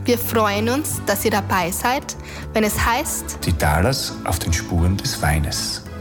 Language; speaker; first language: German; native; German